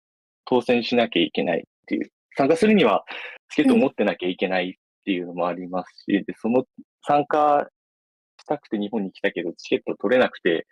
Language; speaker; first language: Japanese; native; Japanese